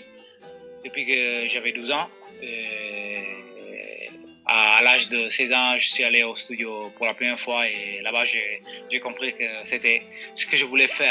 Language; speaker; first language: French; non-native, fluent; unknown